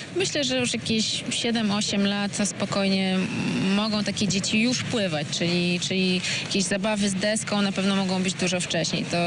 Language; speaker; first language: Polish; native; Polish